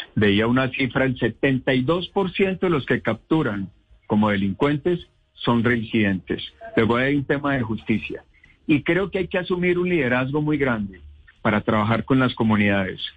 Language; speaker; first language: Spanish; native; Spanish